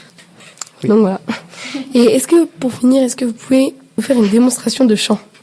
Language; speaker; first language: French; native; French